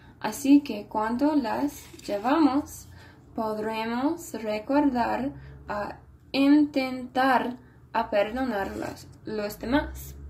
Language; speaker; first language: Spanish; non-native, fluent; English